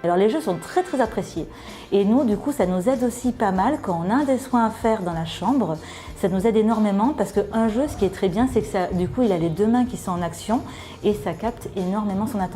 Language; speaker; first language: French; native; French